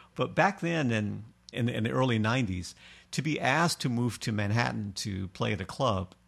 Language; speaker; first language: English; native; English